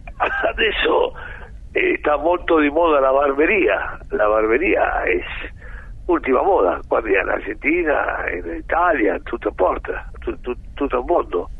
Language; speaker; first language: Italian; early bilingual, heritage; Italian